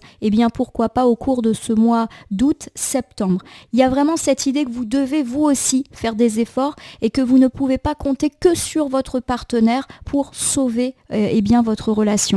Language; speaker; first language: French; native; French